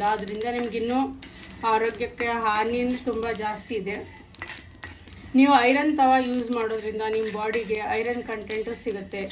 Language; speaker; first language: Kannada; native; Kannada